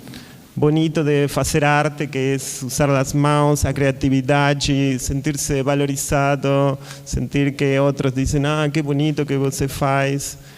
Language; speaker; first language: Portuguese; non-native, learner; Spanish